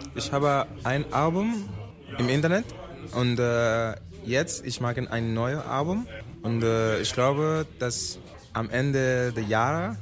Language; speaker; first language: German; non-native, learner; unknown